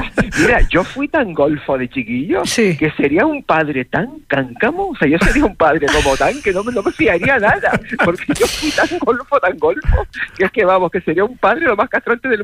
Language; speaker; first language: Spanish; native; Spanish